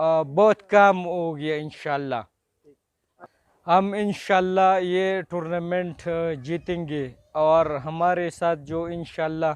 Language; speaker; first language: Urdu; non-native, local second language; Pashto